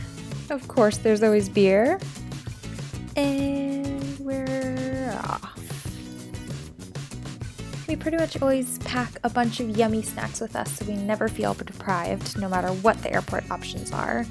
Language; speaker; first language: English; native; English